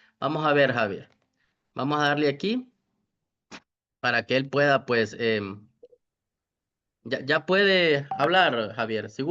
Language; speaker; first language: Spanish; native; Spanish